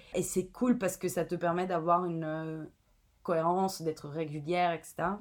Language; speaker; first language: French; non-native, fluent; Italian